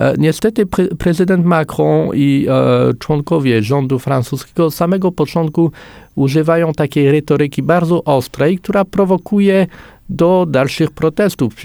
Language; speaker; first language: Polish; non-native, fluent; French